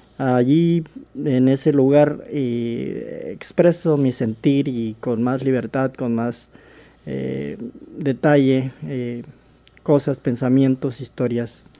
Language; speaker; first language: Spanish; native; Spanish